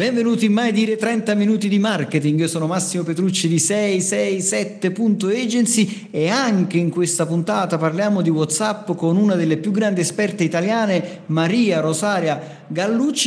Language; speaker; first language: Italian; native; Italian